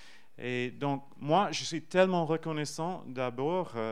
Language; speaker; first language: French; non-native, fluent; English